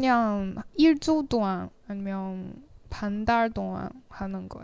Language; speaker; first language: Korean; non-native, learner; Chinese